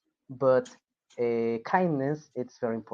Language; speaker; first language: English; non-native, fluent; Spanish